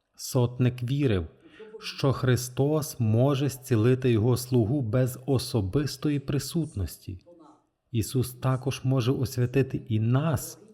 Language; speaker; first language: Ukrainian; non-native, fluent; French